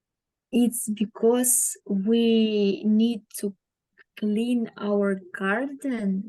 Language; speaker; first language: English; non-native, learner; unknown